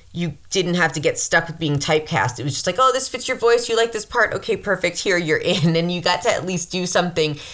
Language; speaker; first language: English; native; English